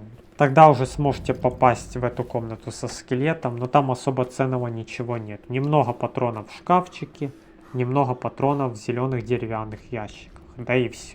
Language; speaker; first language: Russian; native; Russian